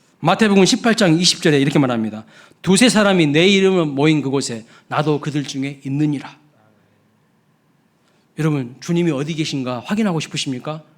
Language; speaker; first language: Korean; native; Korean